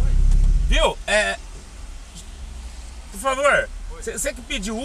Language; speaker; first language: Portuguese; native; Portuguese